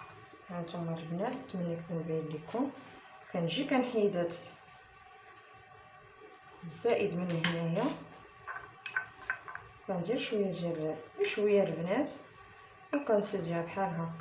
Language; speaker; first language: Arabic; native; Arabic